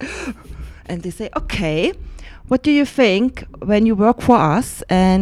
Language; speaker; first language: English; non-native, fluent; German